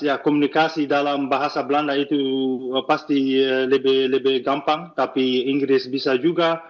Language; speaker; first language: Indonesian; early bilingual, heritage; Dutch